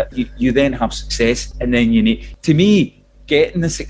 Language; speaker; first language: English; native; English